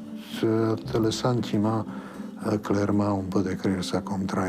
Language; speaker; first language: French; non-native, fluent; Slovak